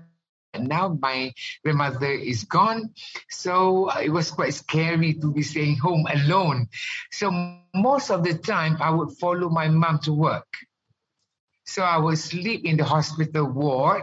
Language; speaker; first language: English; non-native, local second language; Malay